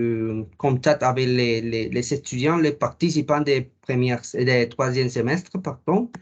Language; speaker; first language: French; non-native, learner; Spanish